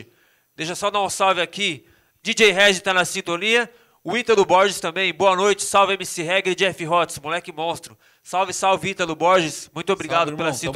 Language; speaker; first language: Portuguese; native; Portuguese